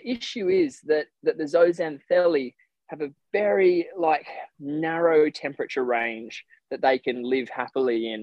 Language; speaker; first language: English; native; English